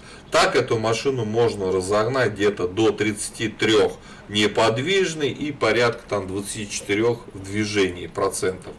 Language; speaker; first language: Russian; native; Russian